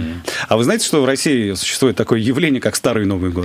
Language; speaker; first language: Russian; native; Russian